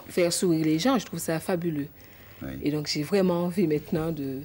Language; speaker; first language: French; native; French